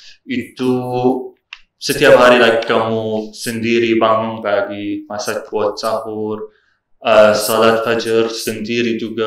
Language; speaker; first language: Indonesian; non-native, learner; Arabic